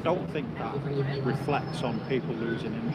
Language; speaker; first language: English; native; English